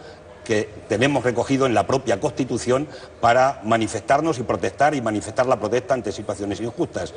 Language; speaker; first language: Spanish; native; Spanish